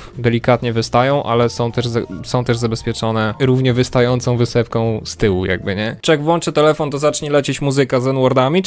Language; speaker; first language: Polish; native; Polish